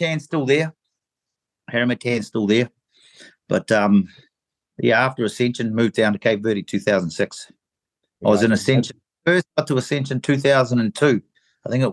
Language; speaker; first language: English; native; English